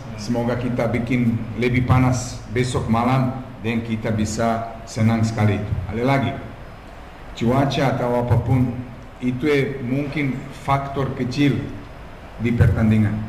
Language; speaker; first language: Indonesian; non-native, fluent; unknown